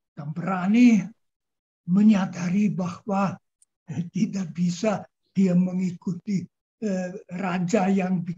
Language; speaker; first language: Indonesian; non-native, fluent; German